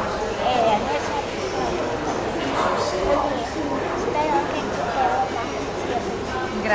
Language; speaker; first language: Italian; non-native, learner; Slovenian